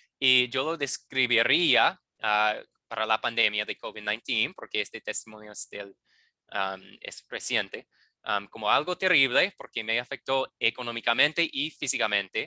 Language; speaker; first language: Spanish; non-native, fluent; English